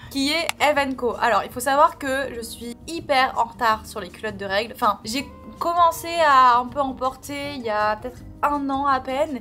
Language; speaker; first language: French; early bilingual, other home language; Portuguese